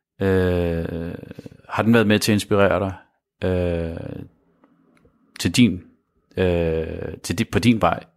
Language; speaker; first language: Danish; early bilingual, other home language; Arabic